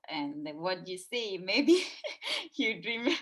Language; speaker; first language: English; non-native, fluent; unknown